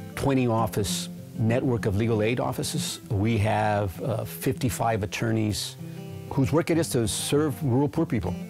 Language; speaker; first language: English; native; English